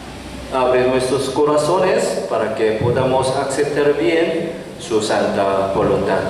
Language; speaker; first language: Spanish; non-native, learner; Korean